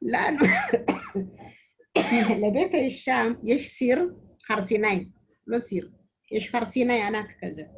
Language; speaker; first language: Hebrew; non-native, learner; Amharic